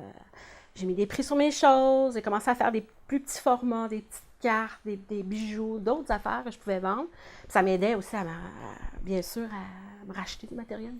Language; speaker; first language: French; native; French